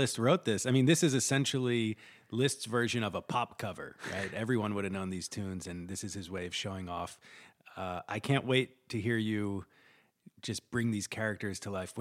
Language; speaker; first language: English; native; English